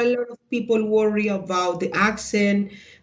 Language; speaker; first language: English; non-native, learner; Spanish